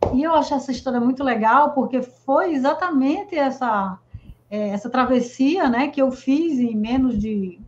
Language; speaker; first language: Portuguese; native; Portuguese